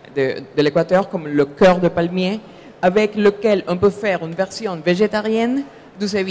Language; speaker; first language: French; non-native, fluent; Spanish